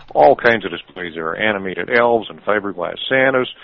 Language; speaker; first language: English; early bilingual, other home language; German